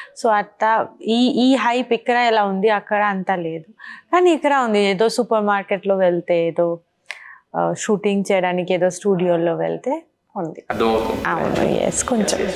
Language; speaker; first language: Telugu; non-native, local second language; Bangla